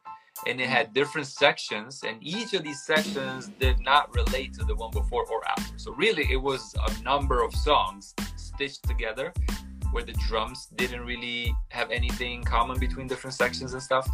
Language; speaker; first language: English; non-native, fluent; Italian